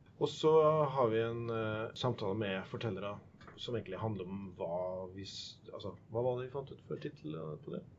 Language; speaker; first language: Norwegian; native; Norwegian